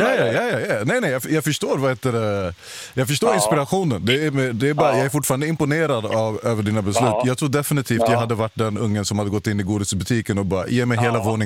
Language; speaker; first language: Swedish; native; Swedish